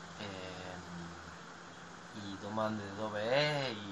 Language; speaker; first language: Italian; non-native, learner; Spanish